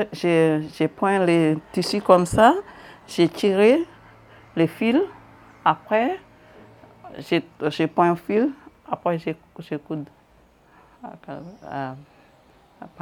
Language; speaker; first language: French; non-native, learner; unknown